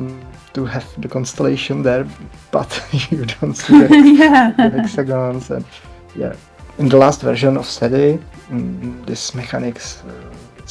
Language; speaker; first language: English; non-native, learner; Czech